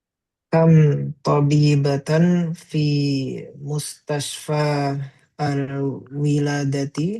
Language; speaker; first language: Arabic; non-native, learner; Indonesian